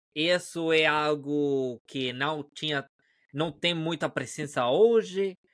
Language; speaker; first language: Portuguese; non-native, learner; Spanish